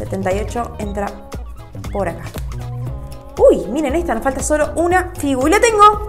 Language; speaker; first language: Spanish; native; Spanish